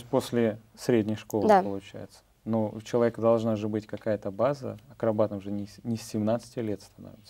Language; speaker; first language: Russian; native; Russian